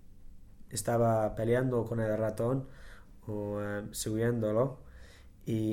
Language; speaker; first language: Spanish; non-native, learner; English